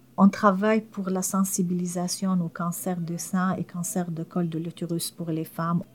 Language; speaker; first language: French; non-native, fluent; Arabic